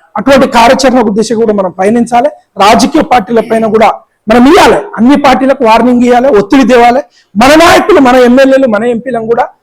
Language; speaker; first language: Telugu; non-native, local second language; Lambadi